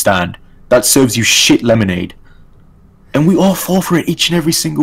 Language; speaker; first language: English; native; English